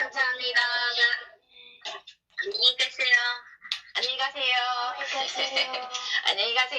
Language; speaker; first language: Korean; native; Korean